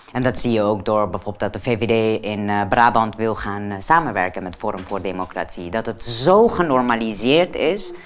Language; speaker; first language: Dutch; non-native, fluent; Persian